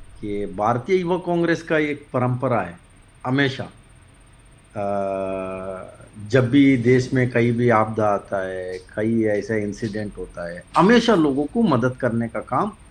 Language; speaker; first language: Hindi; non-native, local second language; Kannada